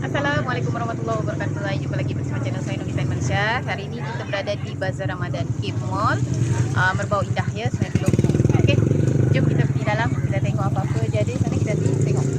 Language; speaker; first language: Malay; native; Malay